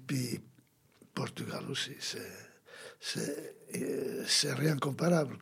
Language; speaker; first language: French; non-native, fluent; Portuguese